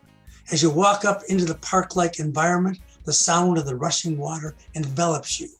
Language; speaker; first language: English; native; English